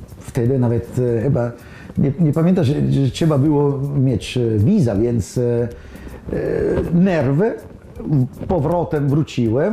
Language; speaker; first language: Polish; non-native, learner; Italian